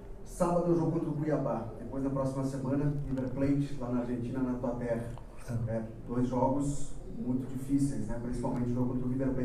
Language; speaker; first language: Portuguese; native; Portuguese